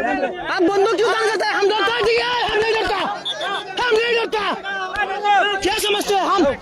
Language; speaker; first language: Hindi; non-native, learner; Bangla